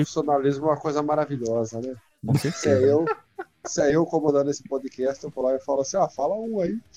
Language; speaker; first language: Portuguese; native; Portuguese